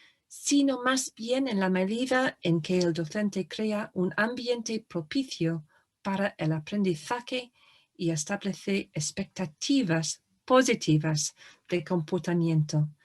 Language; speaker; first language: Spanish; non-native, fluent; English